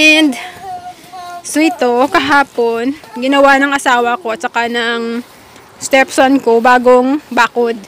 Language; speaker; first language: Filipino; non-native, local second language; Hiligaynon